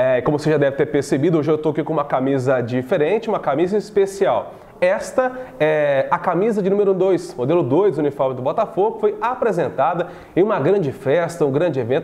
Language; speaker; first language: Portuguese; native; Portuguese